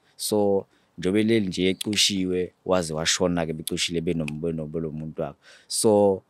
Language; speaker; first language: Zulu; native; Zulu